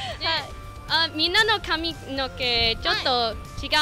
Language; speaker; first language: Japanese; non-native, learner; English